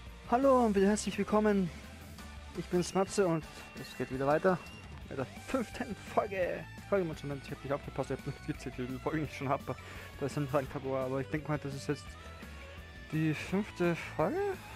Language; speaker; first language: German; native; German